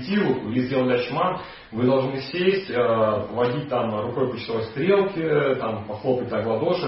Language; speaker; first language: Russian; native; Russian